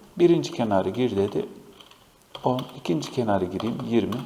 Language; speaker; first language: Turkish; native; Turkish